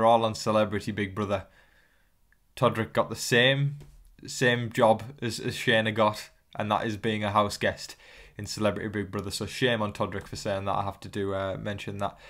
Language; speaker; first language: English; native; English